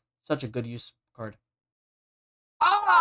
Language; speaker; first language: English; native; English